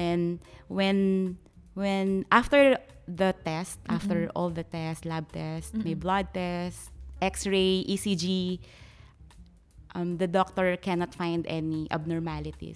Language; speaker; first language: English; non-native, local second language; Filipino